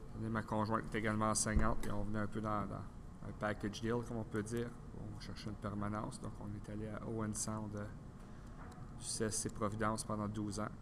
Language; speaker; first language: French; native; French